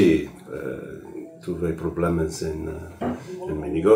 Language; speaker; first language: Spanish; non-native, learner; English